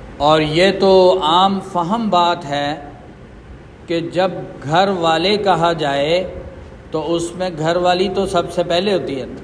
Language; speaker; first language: Urdu; non-native, local second language; Punjabi